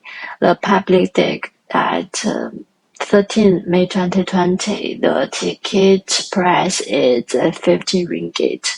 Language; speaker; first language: English; non-native, learner; Chinese